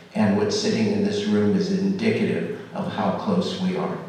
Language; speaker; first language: English; native; English